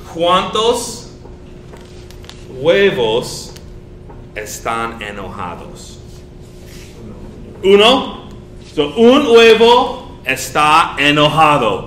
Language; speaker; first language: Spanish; non-native, fluent; English